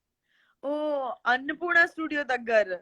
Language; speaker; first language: Telugu; non-native, local second language; Gujarati